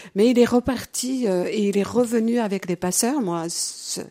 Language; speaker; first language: French; early bilingual, other home language; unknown